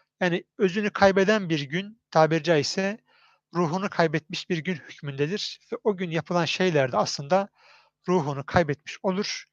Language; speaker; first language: Turkish; native; Turkish